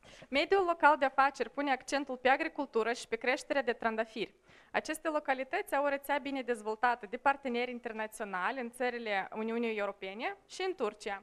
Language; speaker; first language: Romanian; native; Romanian